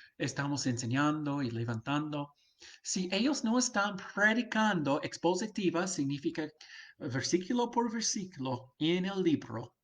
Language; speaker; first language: Spanish; non-native, fluent; English